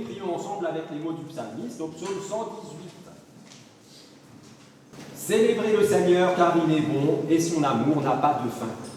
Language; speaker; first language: French; native; French